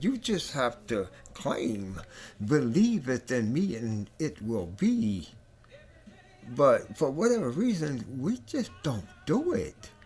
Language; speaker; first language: English; native; English